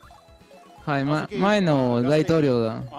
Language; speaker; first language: Japanese; non-native, learner; Spanish